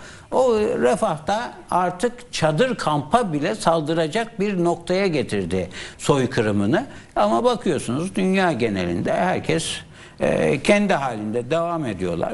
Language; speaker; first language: Turkish; native; Turkish